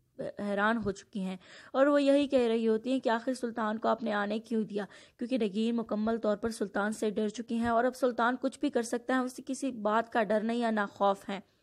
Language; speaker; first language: Urdu; native; Urdu